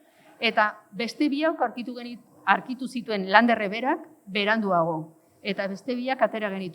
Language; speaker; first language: Basque; native; Basque